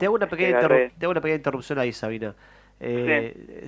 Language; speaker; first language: Spanish; native; Spanish